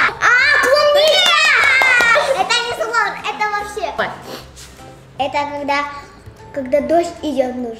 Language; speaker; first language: Russian; early bilingual, heritage; Russian